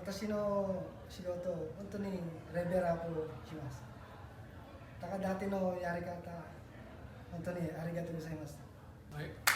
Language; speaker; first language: Japanese; non-native, learner; Filipino